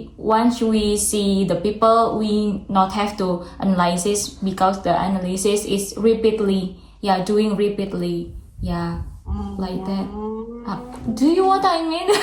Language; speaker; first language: English; non-native, learner; Indonesian